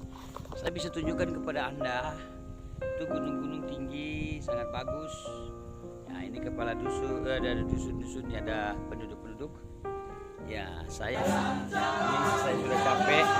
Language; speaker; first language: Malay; non-native, local second language; Achinese